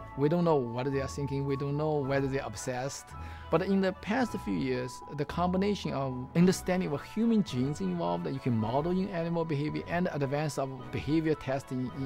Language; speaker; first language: English; non-native, fluent; Chinese